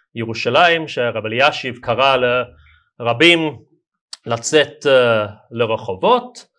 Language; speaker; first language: Hebrew; non-native, fluent; English